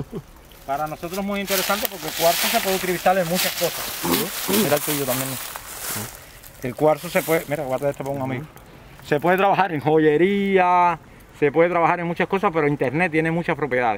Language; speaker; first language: Spanish; native; Spanish